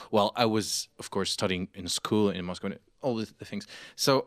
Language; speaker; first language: English; non-native, fluent; Russian